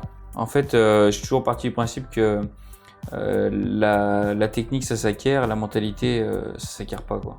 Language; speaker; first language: French; native; French